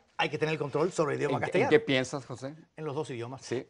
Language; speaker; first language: Spanish; early bilingual, heritage; Spanish